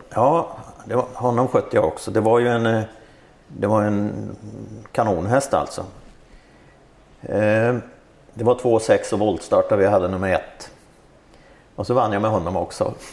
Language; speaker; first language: Swedish; native; Swedish